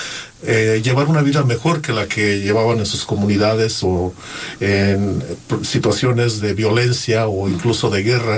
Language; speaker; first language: Spanish; native; Spanish